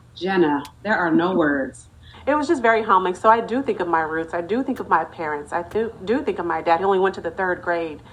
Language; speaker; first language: English; native; English